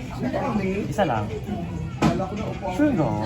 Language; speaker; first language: Filipino; native; Filipino